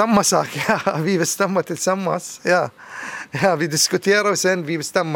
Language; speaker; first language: Swedish; non-native, learner; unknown